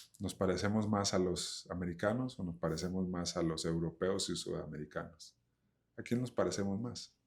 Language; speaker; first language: Spanish; native; Spanish